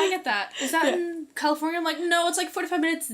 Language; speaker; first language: English; native; English